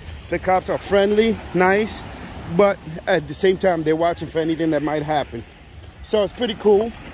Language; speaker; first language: English; native; English